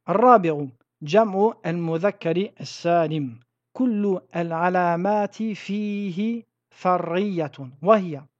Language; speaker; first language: Arabic; non-native, fluent; French